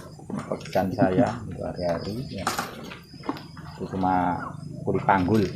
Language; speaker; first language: Indonesian; non-native, local second language; Javanese